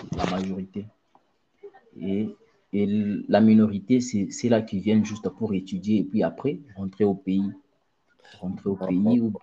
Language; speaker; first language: French; non-native, local second language; Luba-Lulua